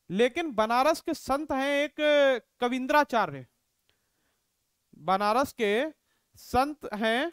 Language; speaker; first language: Hindi; native; Hindi